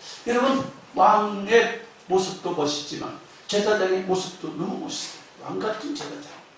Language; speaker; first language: Korean; native; Korean